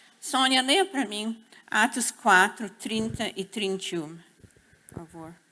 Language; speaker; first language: Portuguese; non-native, fluent; English